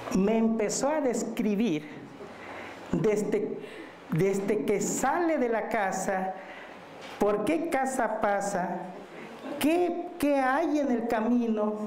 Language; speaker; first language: Spanish; non-native, local second language; Mixtepec Mixtec